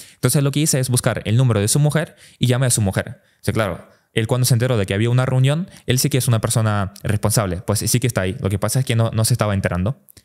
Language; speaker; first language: Spanish; early bilingual, other home language; Russian